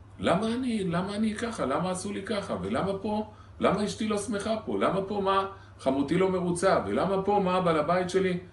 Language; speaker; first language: Hebrew; native; Hebrew